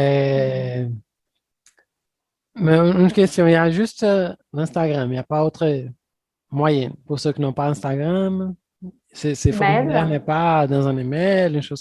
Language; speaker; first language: French; non-native, fluent; Portuguese